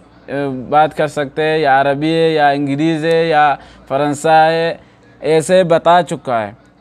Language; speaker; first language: Hindi; non-native, fluent; Oromo